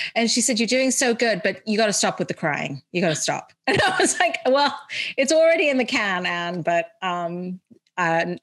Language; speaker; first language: English; early bilingual, heritage; Arabic